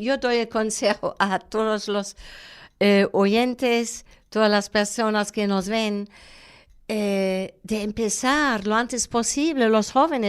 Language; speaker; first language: Spanish; non-native, fluent; German